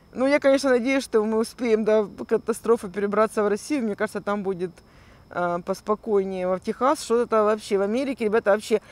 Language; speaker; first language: Russian; native; Russian